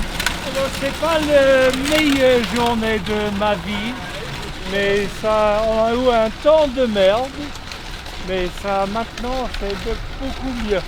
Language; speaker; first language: French; non-native, learner; English